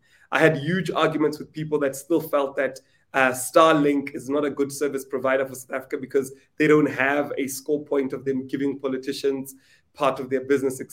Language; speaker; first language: English; non-native, local second language; Venda